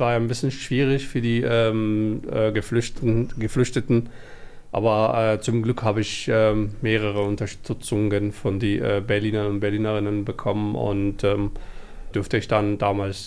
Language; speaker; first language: German; non-native, learner; Somali